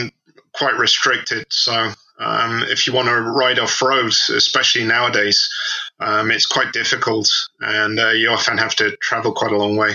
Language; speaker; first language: English; native; English